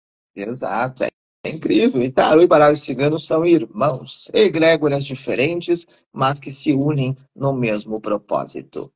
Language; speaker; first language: Portuguese; native; Portuguese